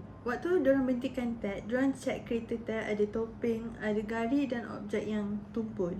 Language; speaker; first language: Malay; native; Malay